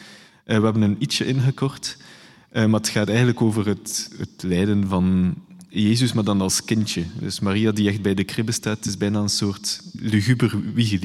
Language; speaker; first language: Dutch; native; Dutch